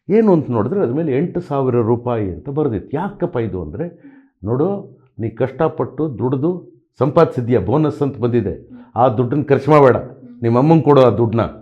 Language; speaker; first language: Kannada; native; Kannada